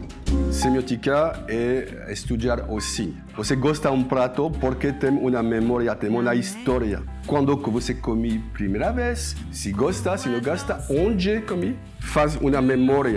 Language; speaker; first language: Portuguese; non-native, learner; French